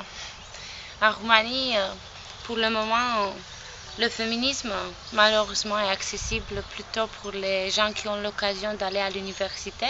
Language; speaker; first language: French; non-native, fluent; Romanian